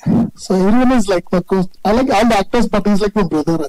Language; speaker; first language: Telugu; non-native, learner; Tamil